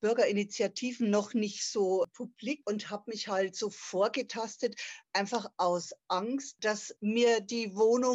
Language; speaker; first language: German; native; German